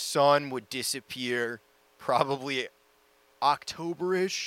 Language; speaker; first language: English; native; English